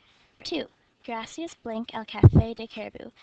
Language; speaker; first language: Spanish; non-native, learner; English